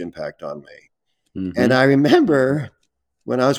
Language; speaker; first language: English; native; English